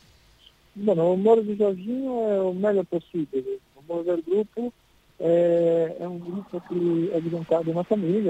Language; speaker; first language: Italian; non-native, learner; Portuguese